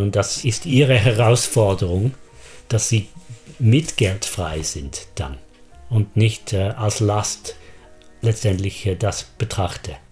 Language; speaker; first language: German; non-native, fluent; English